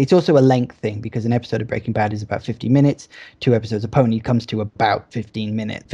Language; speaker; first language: English; native; English